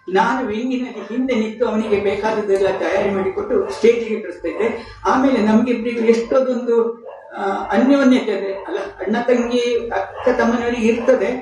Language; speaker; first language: Kannada; native; Kannada